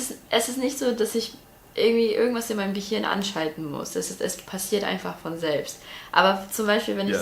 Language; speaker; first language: German; non-native, fluent; Latvian